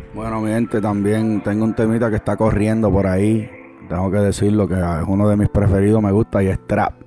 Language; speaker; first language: Spanish; native; Spanish